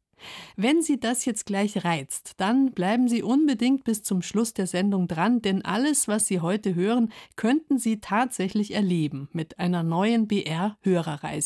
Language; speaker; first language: German; native; German